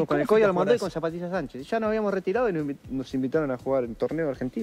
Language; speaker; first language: Spanish; native; Spanish